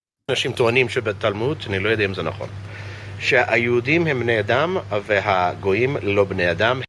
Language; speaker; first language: Hebrew; non-native, fluent; English